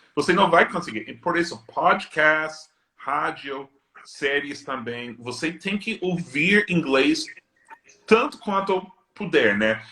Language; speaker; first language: Portuguese; non-native, fluent; English